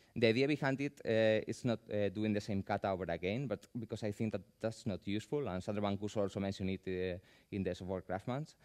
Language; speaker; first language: English; non-native, fluent; Spanish